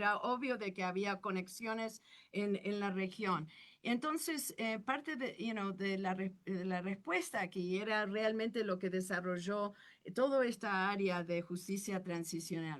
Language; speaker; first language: Spanish; non-native, fluent; English